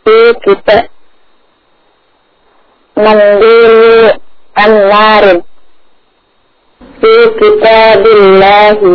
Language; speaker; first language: Arabic; non-native, learner; Indonesian